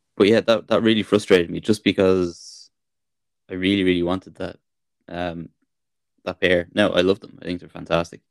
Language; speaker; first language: English; native; English